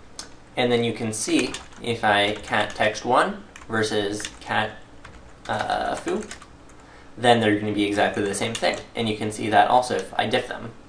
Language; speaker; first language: English; native; English